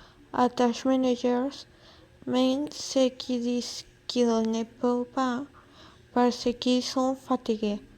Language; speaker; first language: French; non-native, learner; Spanish